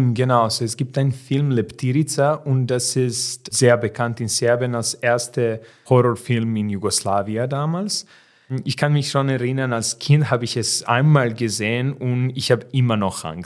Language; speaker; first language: German; non-native, fluent; Serbian